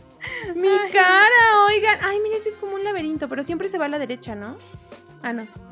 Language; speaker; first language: Spanish; native; Spanish